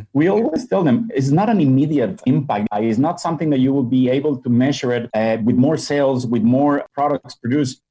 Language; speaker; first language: English; non-native, fluent; Spanish